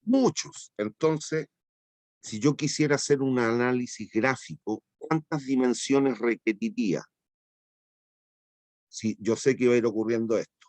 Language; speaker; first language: Spanish; native; Spanish